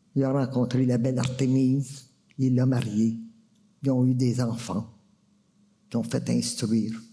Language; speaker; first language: French; native; French